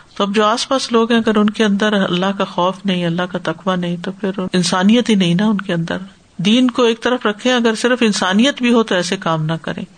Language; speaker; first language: Urdu; native; Urdu